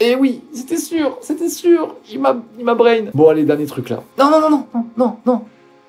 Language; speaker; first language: French; native; French